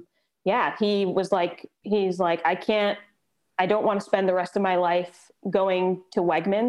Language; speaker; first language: English; native; English